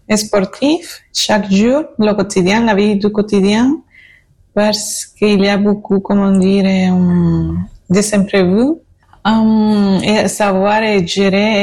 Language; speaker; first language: French; non-native, fluent; Spanish